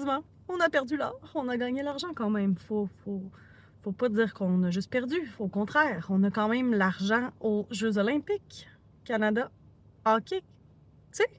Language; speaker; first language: French; native; French